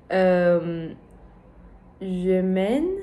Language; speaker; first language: French; non-native, learner; Portuguese